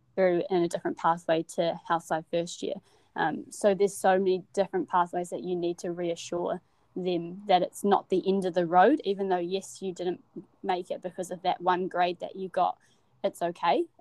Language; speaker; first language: English; native; English